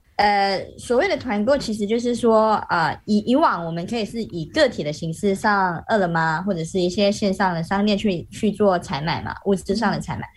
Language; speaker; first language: Chinese; native; Chinese